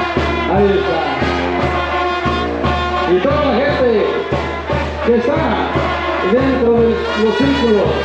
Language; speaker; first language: Spanish; native; Spanish